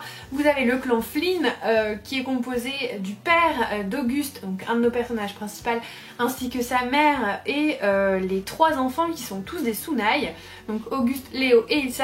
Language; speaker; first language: French; native; French